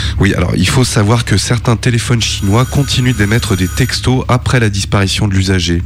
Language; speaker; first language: French; native; French